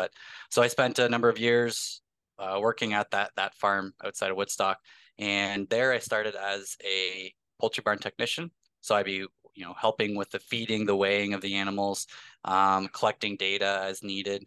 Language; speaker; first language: English; native; English